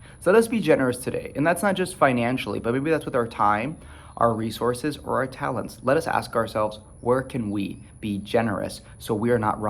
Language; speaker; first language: English; native; English